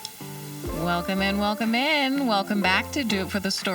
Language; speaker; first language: English; native; English